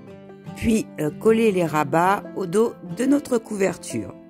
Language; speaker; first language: French; native; French